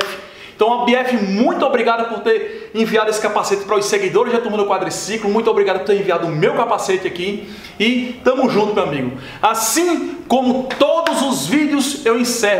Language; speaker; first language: Portuguese; native; Portuguese